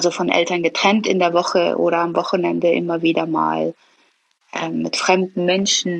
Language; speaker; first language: German; early bilingual, other home language; Persian